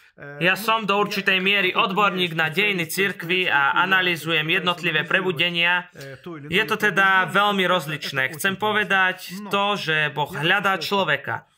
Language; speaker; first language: Slovak; non-native, fluent; Russian